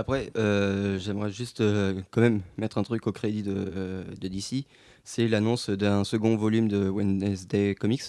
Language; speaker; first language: French; native; French